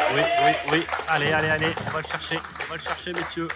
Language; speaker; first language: French; native; French